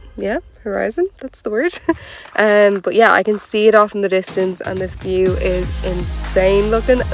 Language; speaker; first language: English; native; English